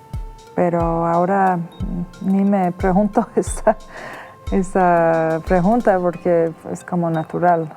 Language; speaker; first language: Spanish; non-native, fluent; Persian